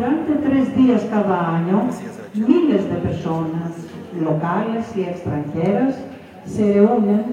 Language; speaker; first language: Spanish; non-native, fluent; Greek